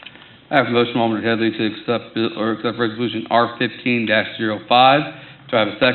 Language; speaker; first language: English; native; English